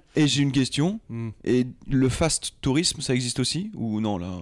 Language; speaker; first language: French; native; French